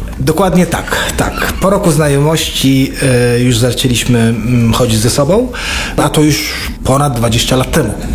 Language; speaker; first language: Polish; non-native, fluent; Arabic